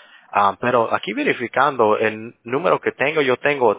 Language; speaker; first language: Spanish; early bilingual, heritage; Spanish